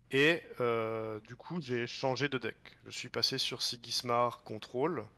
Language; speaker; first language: French; native; French